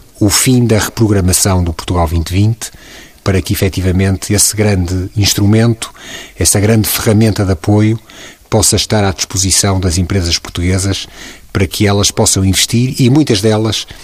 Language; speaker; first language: Portuguese; native; Portuguese